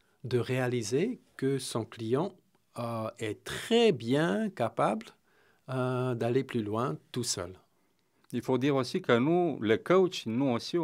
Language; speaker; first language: French; non-native, fluent; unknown